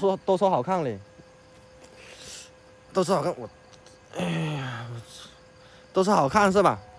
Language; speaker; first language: Chinese; native; Chinese